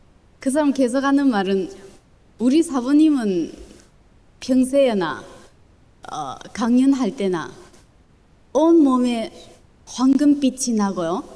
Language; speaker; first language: Korean; early bilingual, other home language; Chinese